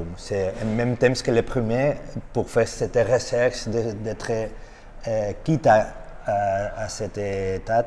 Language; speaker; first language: French; non-native, learner; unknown